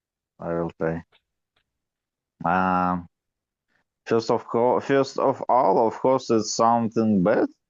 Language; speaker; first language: English; non-native, learner; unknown